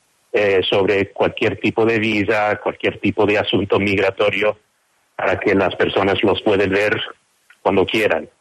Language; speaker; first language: Spanish; non-native, fluent; English